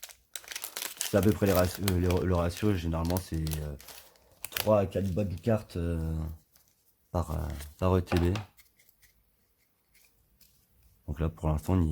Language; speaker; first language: French; native; French